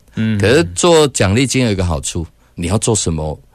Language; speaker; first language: Chinese; native; Chinese